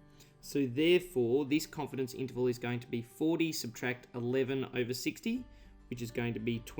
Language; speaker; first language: English; native; English